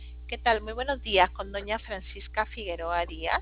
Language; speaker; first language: Spanish; native; Spanish